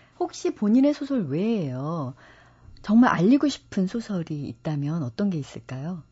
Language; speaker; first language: Korean; native; Korean